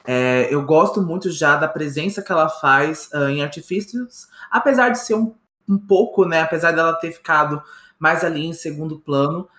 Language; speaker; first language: Portuguese; native; Portuguese